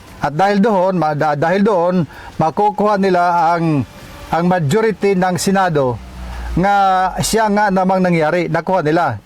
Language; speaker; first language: Filipino; non-native, local second language; Waray